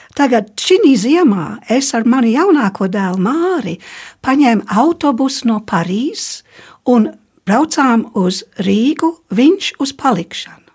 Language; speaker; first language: Latvian; early bilingual, heritage; Latvian